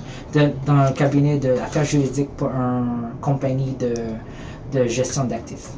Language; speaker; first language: French; early bilingual, other home language; Filipino